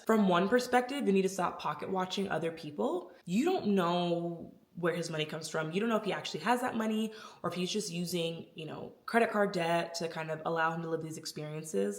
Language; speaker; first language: English; native; English